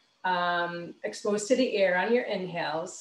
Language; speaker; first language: English; native; English